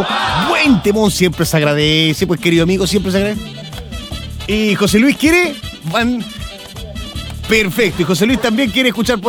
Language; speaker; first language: Spanish; native; Spanish